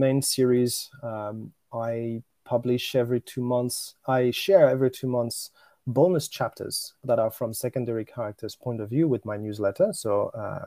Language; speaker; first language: English; non-native, fluent; French